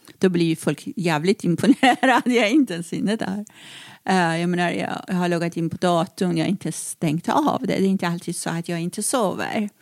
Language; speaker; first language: Swedish; non-native, fluent; Persian